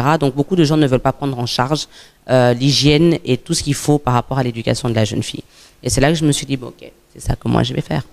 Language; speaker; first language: French; native; French